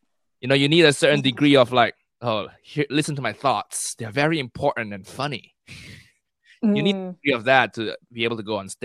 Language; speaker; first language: English; non-native, local second language; Cantonese